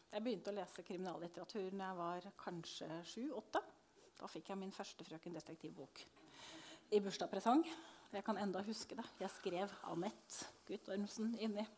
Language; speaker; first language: Norwegian; native; Norwegian